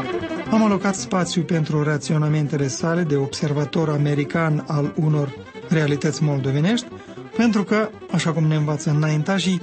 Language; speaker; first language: Romanian; native; Romanian